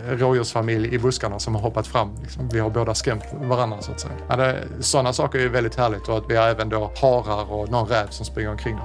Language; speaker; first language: Swedish; native; Swedish